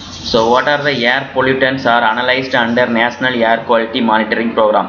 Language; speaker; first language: English; non-native, local second language; Tamil